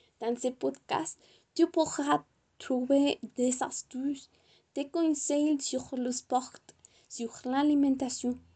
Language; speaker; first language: French; non-native, learner; Spanish